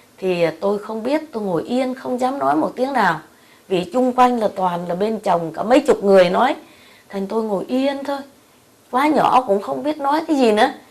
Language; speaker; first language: Vietnamese; native; Vietnamese